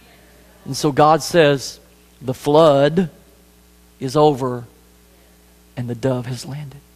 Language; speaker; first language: English; native; English